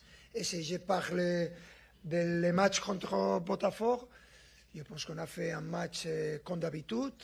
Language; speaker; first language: French; non-native, fluent; Spanish